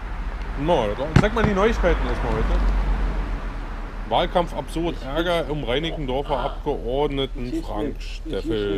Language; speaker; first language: German; native; German